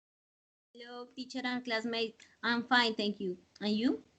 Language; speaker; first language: English; non-native, learner; Spanish